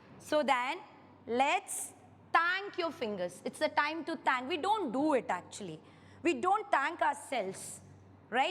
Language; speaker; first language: English; non-native, local second language; Kannada